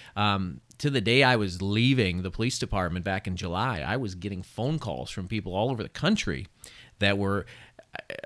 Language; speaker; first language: English; native; English